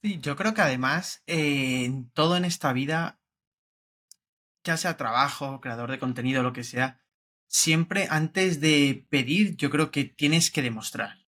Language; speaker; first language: Spanish; native; Spanish